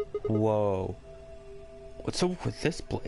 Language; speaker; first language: English; native; English